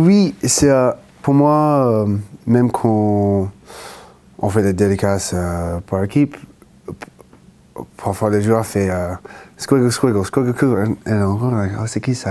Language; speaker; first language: French; non-native, fluent; English